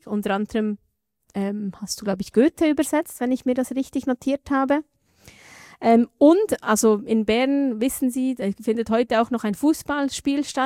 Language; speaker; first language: German; native; German